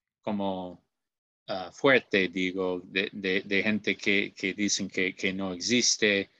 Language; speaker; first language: Spanish; non-native, learner; English